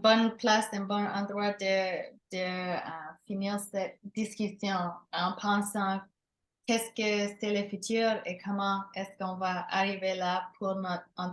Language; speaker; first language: French; non-native, local second language; English